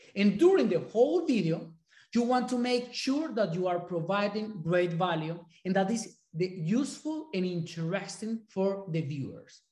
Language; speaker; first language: English; non-native, fluent; Spanish